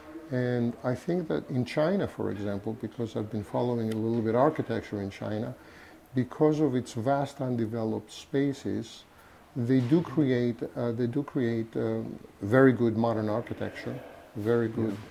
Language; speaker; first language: English; non-native, fluent; Greek